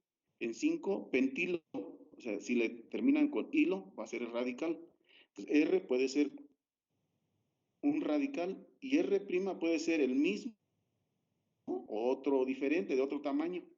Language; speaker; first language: Spanish; native; Spanish